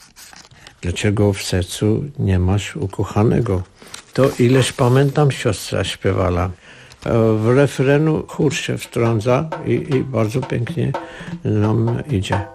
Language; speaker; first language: Polish; non-native, learner; Armenian